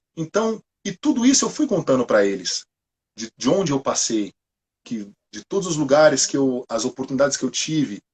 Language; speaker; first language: Portuguese; native; Portuguese